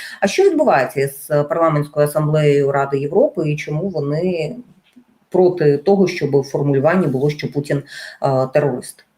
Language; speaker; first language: Ukrainian; native; Ukrainian